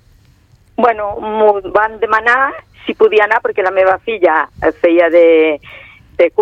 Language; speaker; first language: Catalan; non-native, local second language; Spanish